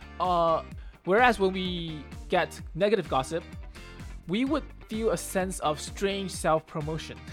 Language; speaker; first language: English; early bilingual, other home language; Chinese